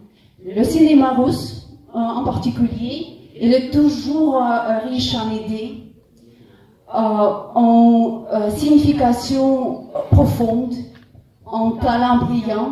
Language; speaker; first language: French; non-native, fluent; Russian